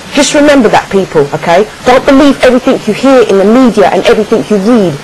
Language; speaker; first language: English; native; English